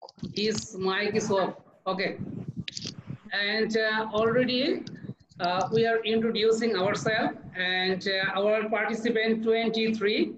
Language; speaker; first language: English; non-native, learner; Bangla